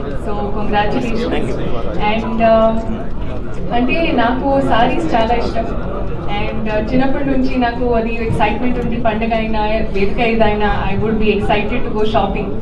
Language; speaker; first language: Telugu; non-native, learner; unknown